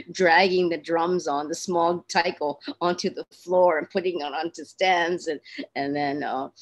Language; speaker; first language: English; native; English